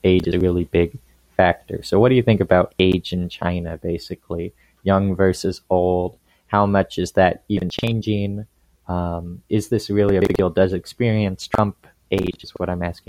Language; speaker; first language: English; native; English